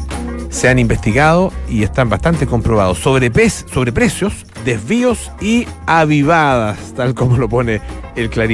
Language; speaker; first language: Spanish; native; Spanish